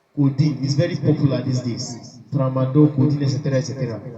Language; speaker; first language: English; non-native, local second language; Yoruba